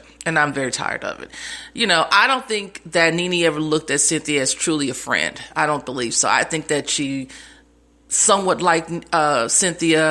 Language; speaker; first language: English; native; English